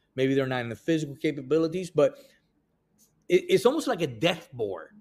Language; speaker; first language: English; early bilingual, other home language; Spanish